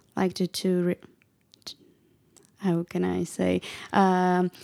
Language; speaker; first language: English; non-native, learner; Czech